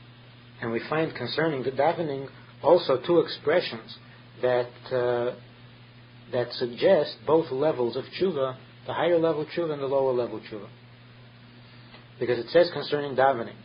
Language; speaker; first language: English; native; English